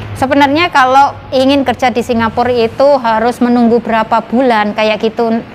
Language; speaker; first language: Indonesian; non-native, local second language; Javanese